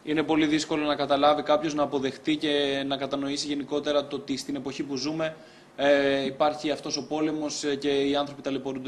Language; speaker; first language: Greek; native; Greek